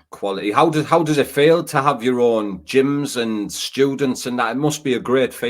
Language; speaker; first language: English; native; English